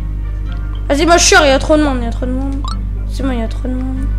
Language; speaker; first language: French; native; French